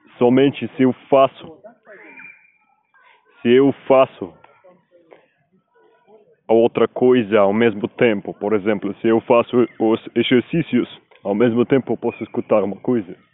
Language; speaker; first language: Portuguese; non-native, learner; Spanish